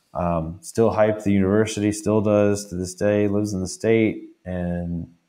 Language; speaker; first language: English; native; English